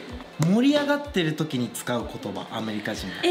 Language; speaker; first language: Japanese; native; Japanese